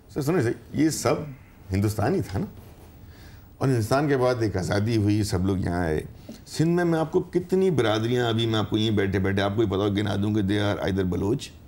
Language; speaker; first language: Urdu; native; Urdu